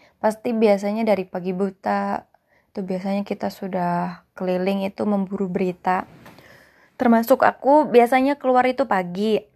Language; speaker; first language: Indonesian; non-native, local second language; Sundanese